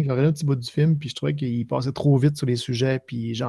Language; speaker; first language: French; native; French